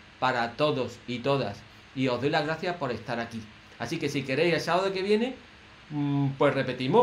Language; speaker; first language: Spanish; native; Spanish